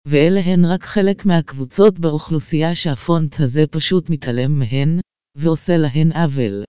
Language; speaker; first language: Hebrew; native; Hebrew